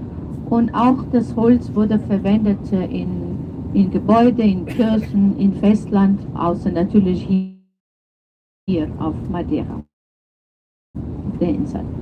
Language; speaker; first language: German; non-native, fluent; Portuguese